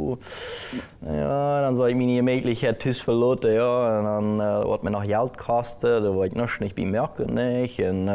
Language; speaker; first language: German; non-native, local second language; Plautdietsch